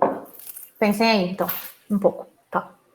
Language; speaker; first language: Portuguese; native; Portuguese